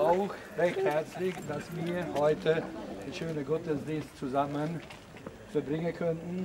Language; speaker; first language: German; non-native, fluent; Hungarian